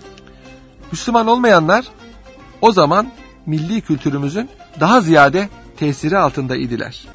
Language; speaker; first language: Turkish; native; Turkish